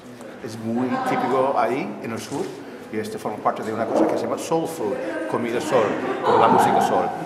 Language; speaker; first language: Spanish; non-native, fluent; English